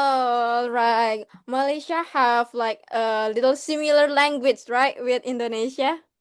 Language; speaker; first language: English; non-native, learner; Indonesian